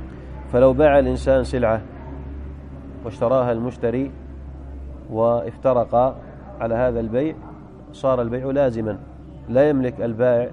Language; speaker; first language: Arabic; native; Arabic